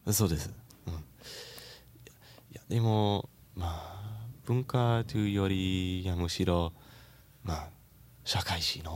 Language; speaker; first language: Japanese; non-native, learner; English